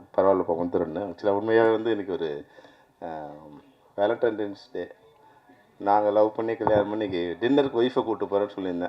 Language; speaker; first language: Tamil; native; Tamil